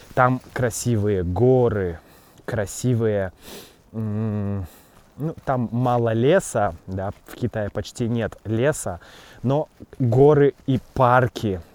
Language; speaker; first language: Russian; native; Russian